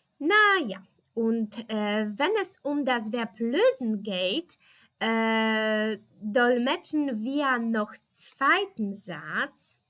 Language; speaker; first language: German; non-native, fluent; Polish